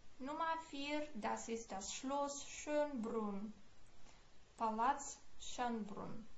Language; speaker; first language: German; non-native, fluent; Ukrainian